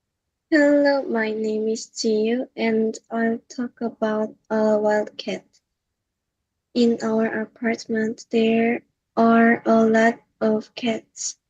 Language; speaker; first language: English; non-native, learner; Korean